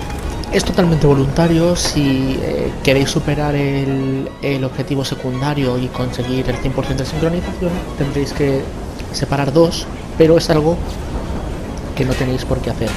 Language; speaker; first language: Spanish; native; Spanish